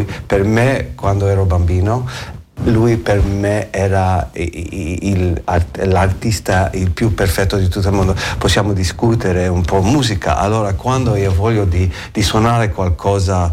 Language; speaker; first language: Italian; non-native, learner; English